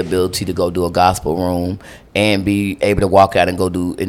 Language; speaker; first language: English; native; English